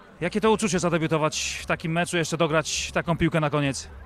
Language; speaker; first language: Polish; native; Polish